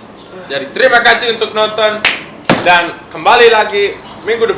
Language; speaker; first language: Indonesian; non-native, local second language; English